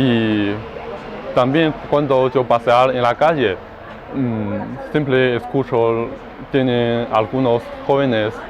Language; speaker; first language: Spanish; non-native, learner; Chinese